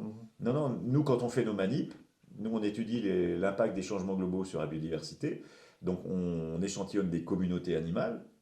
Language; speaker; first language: French; native; French